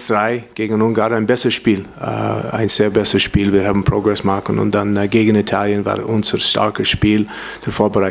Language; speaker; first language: German; non-native, learner; English